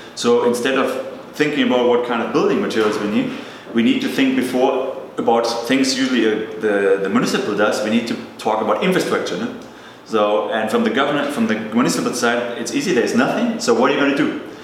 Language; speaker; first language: English; non-native, fluent; German